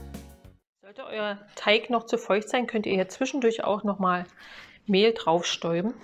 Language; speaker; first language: German; native; German